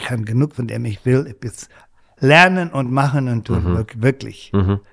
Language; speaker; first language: German; non-native, fluent; English